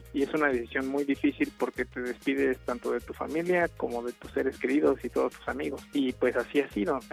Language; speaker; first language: Spanish; native; Spanish